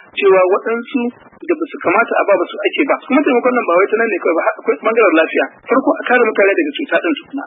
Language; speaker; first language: Hausa; native; Hausa